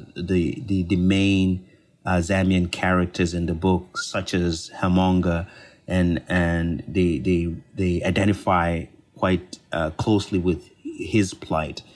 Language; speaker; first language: English; non-native, local second language; Bemba